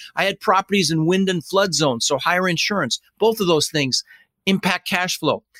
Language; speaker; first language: English; early bilingual, other home language; Dutch